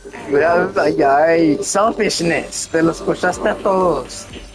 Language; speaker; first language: Spanish; native; Spanish